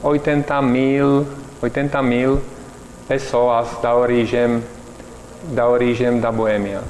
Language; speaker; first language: Portuguese; non-native, learner; Czech